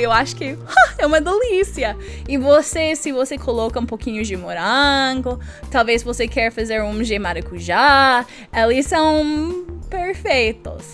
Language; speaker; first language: Portuguese; non-native, learner; English